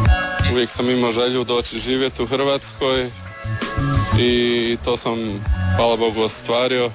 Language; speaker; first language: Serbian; early bilingual, heritage; Serbian